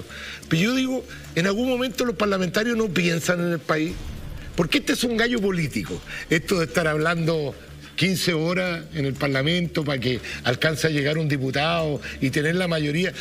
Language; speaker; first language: Spanish; native; Spanish